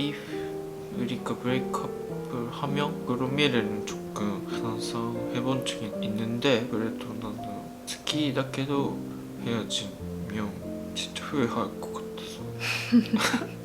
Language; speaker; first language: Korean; non-native, learner; Japanese